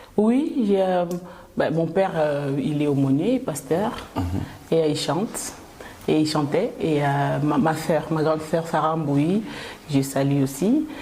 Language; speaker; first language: French; non-native, local second language; Lingala